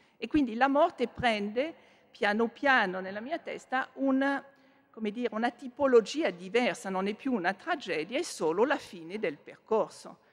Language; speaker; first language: Italian; non-native, fluent; French